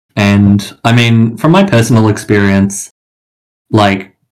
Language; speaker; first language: English; native; English